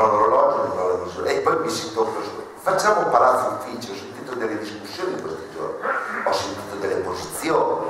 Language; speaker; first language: Italian; native; Italian